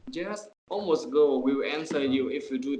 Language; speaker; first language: English; non-native, learner; Vietnamese